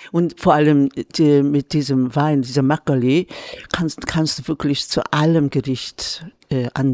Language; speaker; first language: German; non-native, fluent; Korean